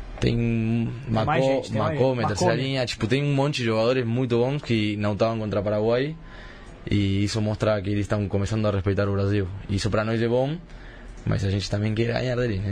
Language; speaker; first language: Portuguese; early bilingual, heritage; Spanish